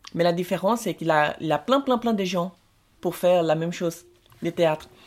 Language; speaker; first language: French; non-native, learner; Portuguese